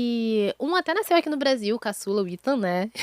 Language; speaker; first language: Portuguese; native; Portuguese